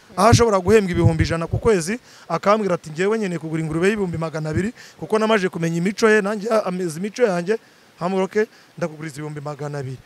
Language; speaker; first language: Kinyarwanda; native; Kinyarwanda